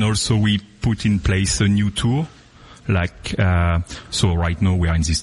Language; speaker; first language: English; non-native, fluent; French